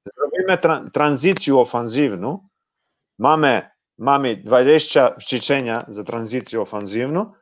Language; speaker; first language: Polish; non-native, fluent; Croatian